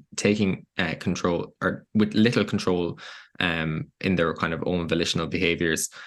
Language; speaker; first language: English; native; English